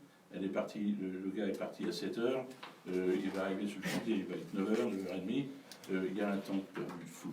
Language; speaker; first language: French; native; French